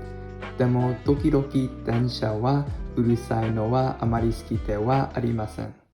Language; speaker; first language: Japanese; non-native, learner; English